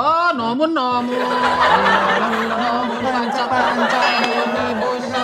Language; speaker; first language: Indonesian; native; Indonesian